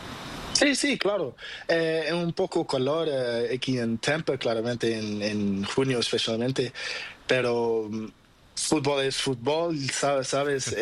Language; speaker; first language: Spanish; non-native, learner; Portuguese